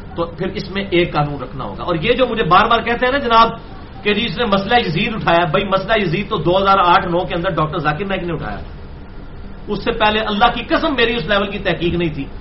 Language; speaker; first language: Urdu; non-native, local second language; Punjabi